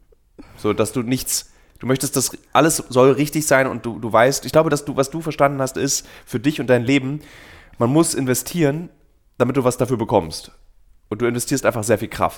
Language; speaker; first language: German; native; German